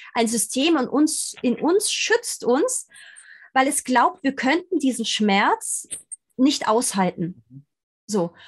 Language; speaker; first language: German; native; German